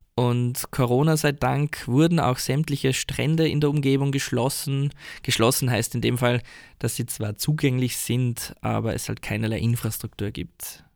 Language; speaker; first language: German; native; German